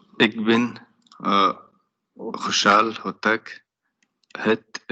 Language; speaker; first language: Dutch; non-native, learner; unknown